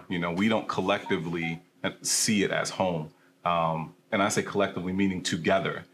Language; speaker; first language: English; early bilingual, other home language; Krio